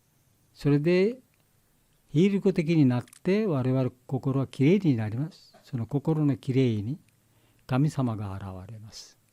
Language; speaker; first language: Japanese; non-native, learner; Bangla